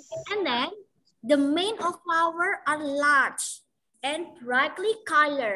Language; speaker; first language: English; non-native, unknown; Indonesian